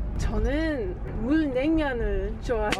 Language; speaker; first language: Korean; non-native, learner; English